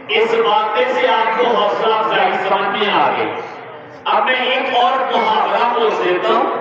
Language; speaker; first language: Urdu; non-native, local second language; Punjabi